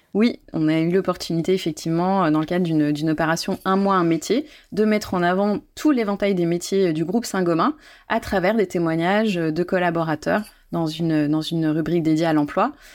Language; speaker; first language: French; native; French